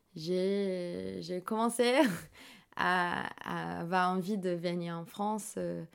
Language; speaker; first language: French; non-native, fluent; Portuguese